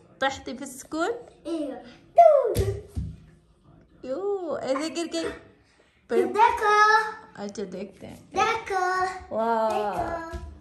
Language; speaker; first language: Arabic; non-native, fluent; Urdu